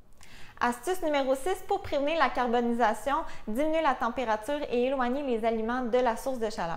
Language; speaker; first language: French; native; French